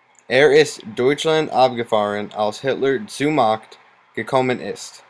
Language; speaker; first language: German; non-native, learner; English